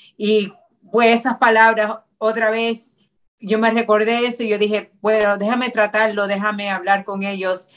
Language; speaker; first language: Spanish; early bilingual, heritage; Spanish